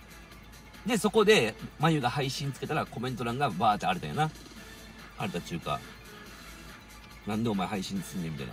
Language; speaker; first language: Japanese; native; Japanese